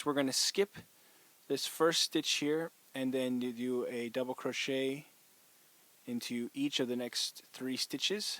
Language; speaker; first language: English; native; English